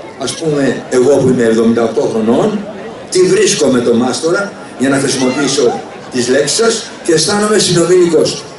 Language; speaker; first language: Greek; native; Greek